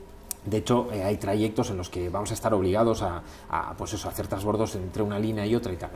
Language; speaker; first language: Spanish; native; Spanish